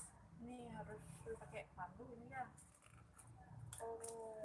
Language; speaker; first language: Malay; non-native, local second language; Balinese